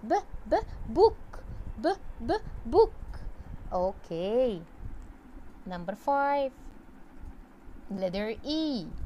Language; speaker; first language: English; non-native, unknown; Arabic